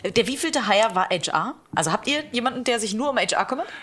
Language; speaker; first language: German; native; German